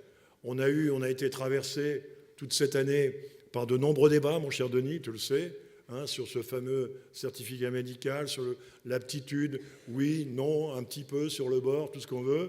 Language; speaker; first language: French; native; French